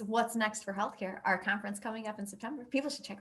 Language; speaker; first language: English; native; English